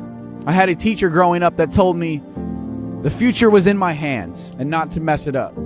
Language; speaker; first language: English; native; English